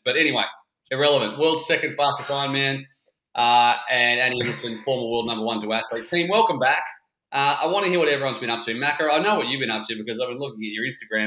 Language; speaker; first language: English; native; English